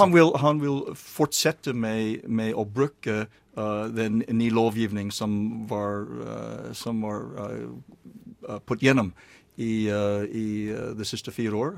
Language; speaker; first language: Norwegian; non-native, learner; English